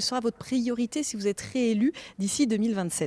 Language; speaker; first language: French; native; French